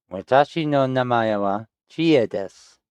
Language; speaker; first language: Japanese; non-native, learner; English